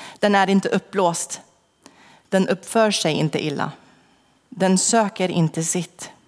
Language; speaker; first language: Swedish; non-native, fluent; English